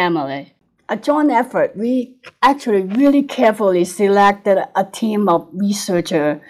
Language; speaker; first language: English; non-native, local second language; Cantonese